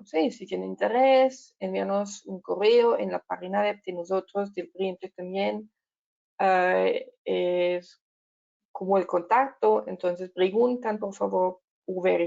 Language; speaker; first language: Spanish; non-native, learner; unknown